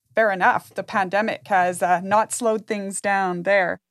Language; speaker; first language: English; native; English